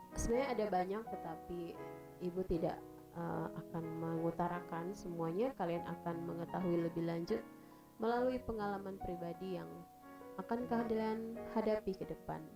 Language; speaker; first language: Indonesian; native; Indonesian